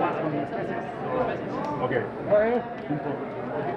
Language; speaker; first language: Spanish; non-native, learner; English